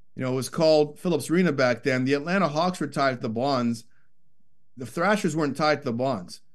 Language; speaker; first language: English; native; English